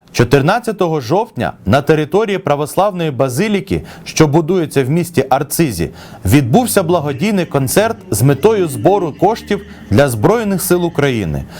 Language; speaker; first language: Ukrainian; native; Ukrainian